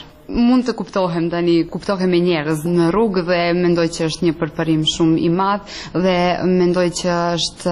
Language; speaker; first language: Albanian; non-native, fluent; Serbian